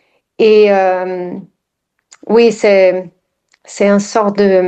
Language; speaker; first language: French; non-native, fluent; English